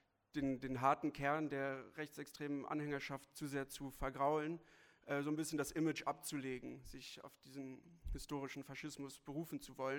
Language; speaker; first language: German; native; German